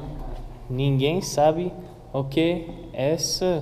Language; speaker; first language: Portuguese; non-native, learner; English